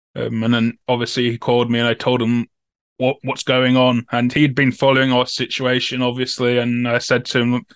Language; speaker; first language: English; native; English